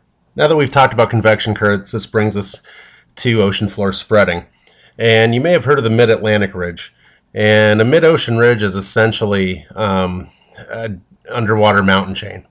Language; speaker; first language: English; native; English